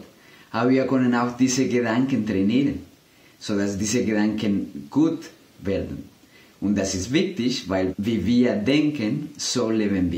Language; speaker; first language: German; non-native, fluent; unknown